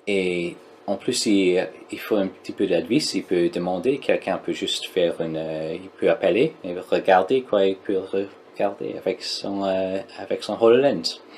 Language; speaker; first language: French; non-native, learner; English